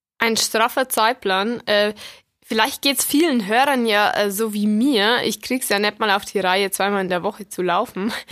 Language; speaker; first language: German; native; German